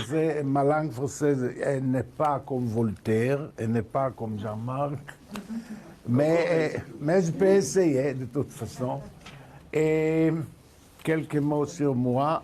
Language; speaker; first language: French; non-native, fluent; Hebrew